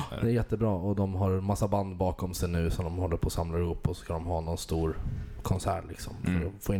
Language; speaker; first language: Swedish; native; Swedish